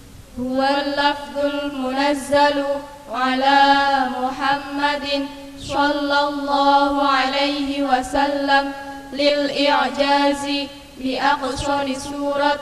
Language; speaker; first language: Arabic; non-native, learner; Indonesian